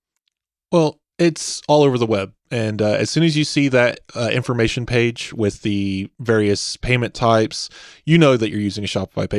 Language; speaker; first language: English; native; English